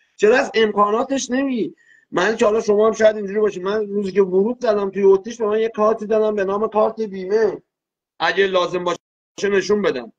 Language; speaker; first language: Persian; non-native, local second language; Azerbaijani